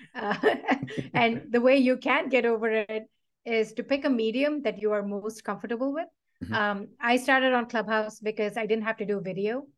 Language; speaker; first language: English; non-native, local second language; Tamil